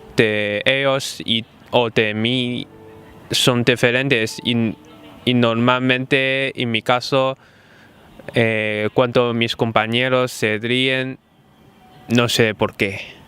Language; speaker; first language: Spanish; non-native, fluent; Chinese